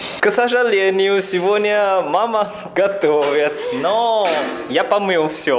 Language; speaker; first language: Russian; non-native, fluent; Chinese